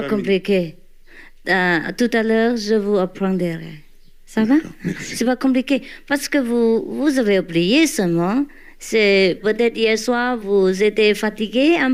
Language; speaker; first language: French; non-native, learner; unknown